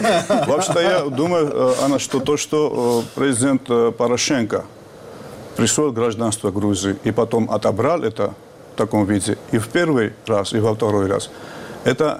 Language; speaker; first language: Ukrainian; non-native, learner; Georgian